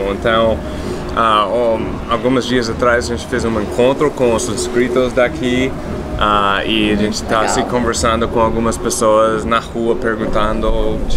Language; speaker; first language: Portuguese; non-native, fluent; English